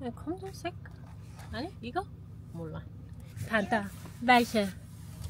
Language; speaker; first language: Korean; non-native, learner; German